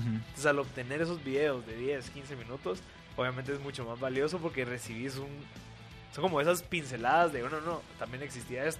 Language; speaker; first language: Spanish; native; Spanish